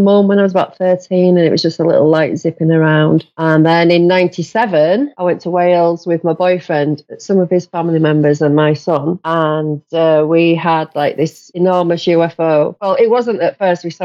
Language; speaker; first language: English; native; English